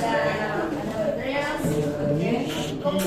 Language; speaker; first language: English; non-native, learner; Indonesian